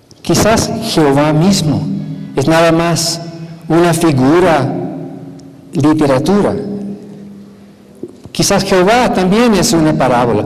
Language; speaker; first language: Spanish; non-native, fluent; English